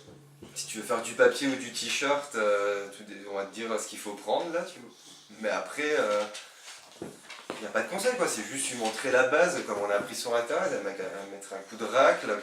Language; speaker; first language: French; native; French